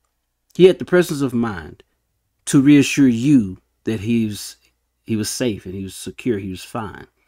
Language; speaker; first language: English; native; English